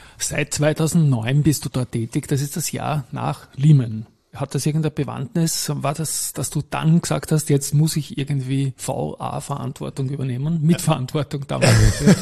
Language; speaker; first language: German; native; German